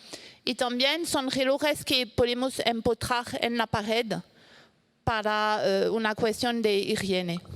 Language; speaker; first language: Spanish; non-native, fluent; French